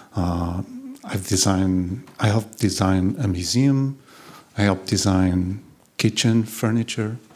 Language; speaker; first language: English; non-native, fluent; Portuguese